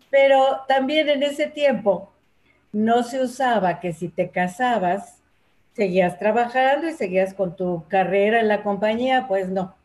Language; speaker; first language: Spanish; native; Spanish